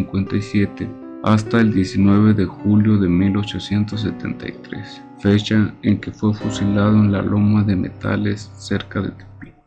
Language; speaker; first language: Spanish; native; Spanish